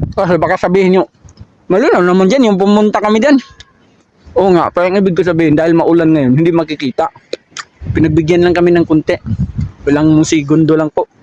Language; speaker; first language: Filipino; non-native, local second language; Cebuano